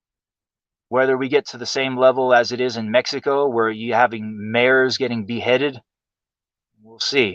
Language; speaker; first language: English; native; English